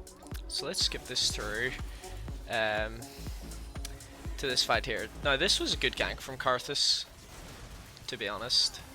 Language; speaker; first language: English; native; English